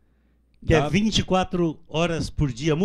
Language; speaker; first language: Portuguese; native; Portuguese